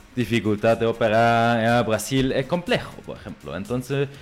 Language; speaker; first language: Spanish; non-native, fluent; German